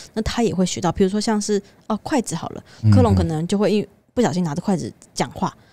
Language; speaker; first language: Chinese; native; Chinese